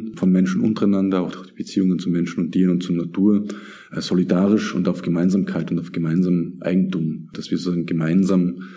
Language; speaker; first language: German; native; German